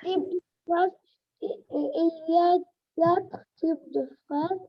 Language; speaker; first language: French; non-native, local second language; Arabic